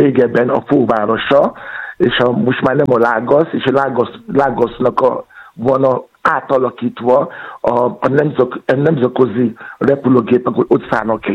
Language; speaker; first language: Hungarian; non-native, fluent; Yoruba